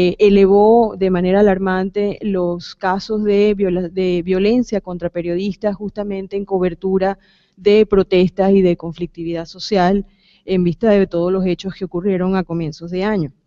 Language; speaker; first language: Spanish; native; Spanish